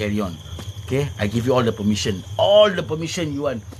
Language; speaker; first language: English; non-native, local second language; Malay